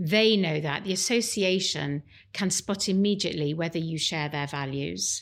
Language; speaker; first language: English; native; English